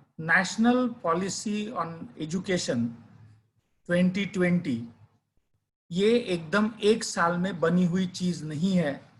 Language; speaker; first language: Hindi; non-native, local second language; Marathi